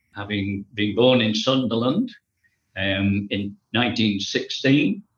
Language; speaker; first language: English; native; English